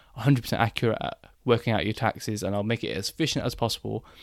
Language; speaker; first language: English; native; English